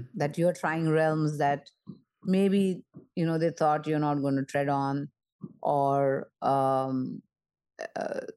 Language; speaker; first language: English; non-native, local second language; Marathi